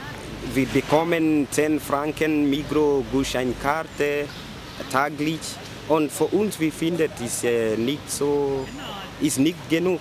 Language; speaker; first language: German; non-native, learner; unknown